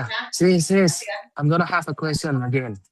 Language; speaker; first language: English; non-native, learner; Indonesian